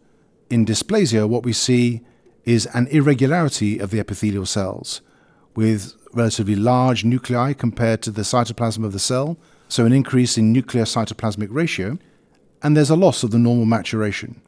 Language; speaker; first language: English; native; English